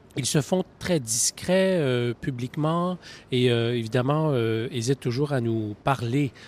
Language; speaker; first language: French; native; French